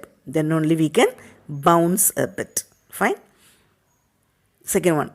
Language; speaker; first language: English; non-native, local second language; Tamil